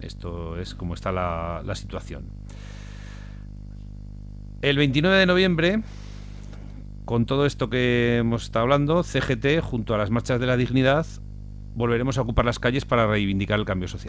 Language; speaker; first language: Spanish; native; Spanish